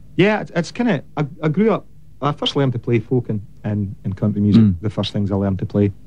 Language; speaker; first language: English; native; English